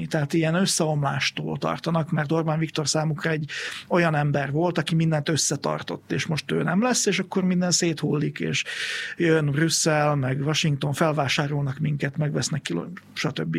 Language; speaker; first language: Hungarian; native; Hungarian